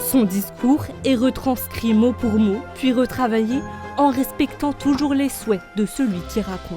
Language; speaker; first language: French; native; French